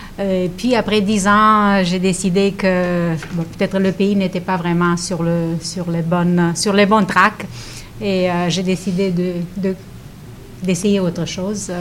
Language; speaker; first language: French; non-native, fluent; Romanian